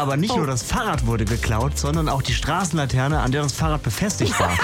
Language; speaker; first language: German; native; German